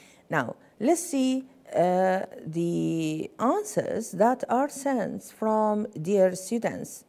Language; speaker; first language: English; non-native, fluent; Arabic